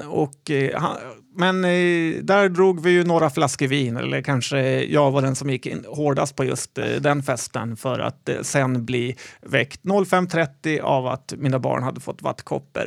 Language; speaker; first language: Swedish; native; Swedish